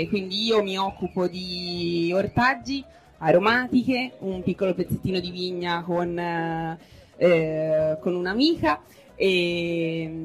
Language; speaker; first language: Italian; native; Italian